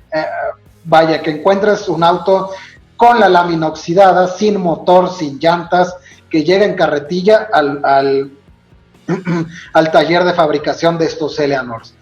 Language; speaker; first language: Spanish; native; Spanish